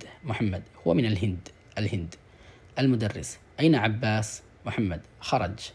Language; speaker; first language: Arabic; non-native, fluent; Tamil